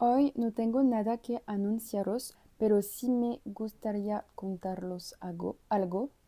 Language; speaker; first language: Spanish; non-native, learner; French